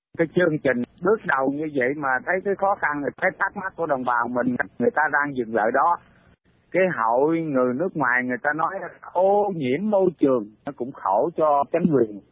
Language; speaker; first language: Vietnamese; native; Vietnamese